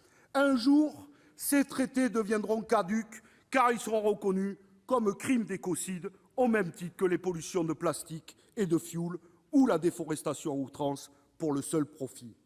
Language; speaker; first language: French; native; French